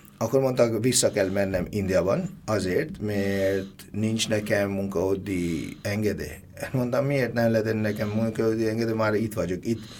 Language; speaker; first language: Hungarian; non-native, learner; Bangla